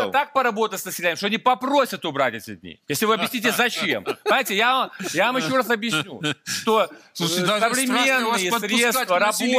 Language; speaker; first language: Russian; native; Russian